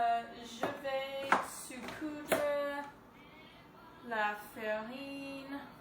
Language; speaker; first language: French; non-native, learner; English